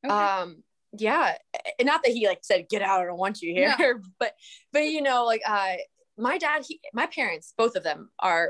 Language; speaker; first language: English; native; English